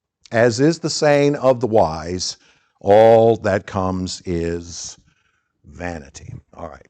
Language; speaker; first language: English; native; English